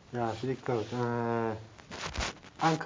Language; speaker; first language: Dutch; non-native, learner; Turkish